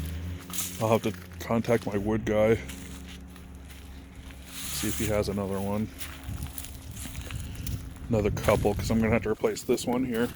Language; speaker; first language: English; native; English